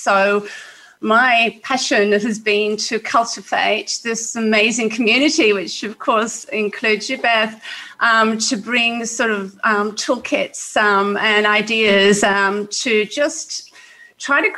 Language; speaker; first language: English; native; English